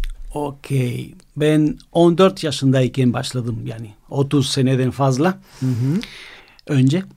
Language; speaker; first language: Turkish; non-native, fluent; Spanish